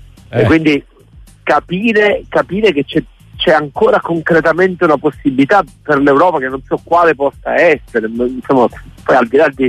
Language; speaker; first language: Italian; native; Italian